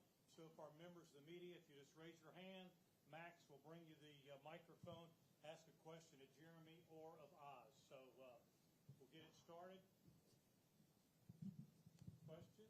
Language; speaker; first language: English; native; English